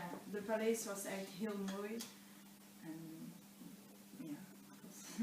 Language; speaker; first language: Dutch; non-native, learner; French